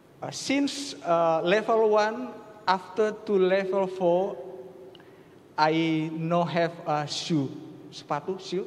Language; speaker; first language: English; non-native, learner; Indonesian